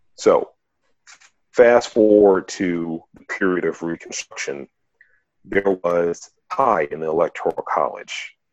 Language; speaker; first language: English; native; English